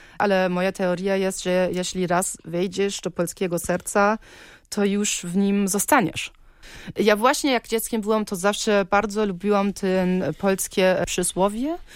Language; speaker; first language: Polish; early bilingual, heritage; Polish